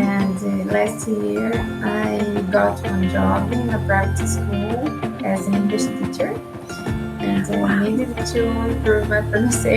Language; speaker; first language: English; non-native, learner; Portuguese